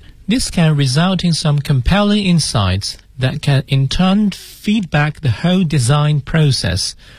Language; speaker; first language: English; non-native, fluent; Chinese